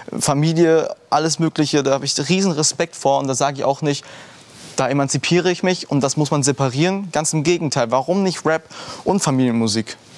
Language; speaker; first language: German; early bilingual, heritage; German